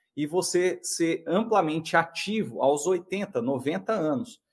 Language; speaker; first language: Portuguese; native; Portuguese